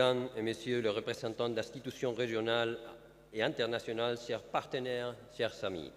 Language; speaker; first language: French; non-native, fluent; Spanish